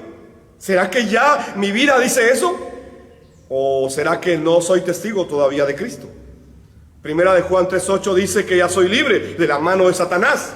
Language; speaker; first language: Spanish; native; Spanish